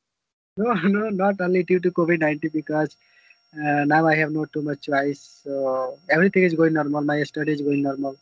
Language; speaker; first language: English; non-native, learner; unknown